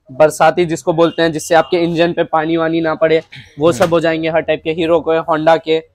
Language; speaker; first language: Hindi; native; Hindi